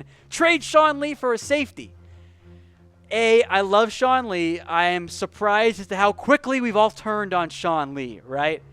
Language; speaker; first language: English; native; English